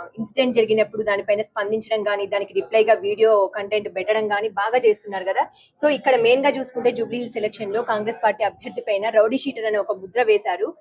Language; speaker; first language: Telugu; native; Telugu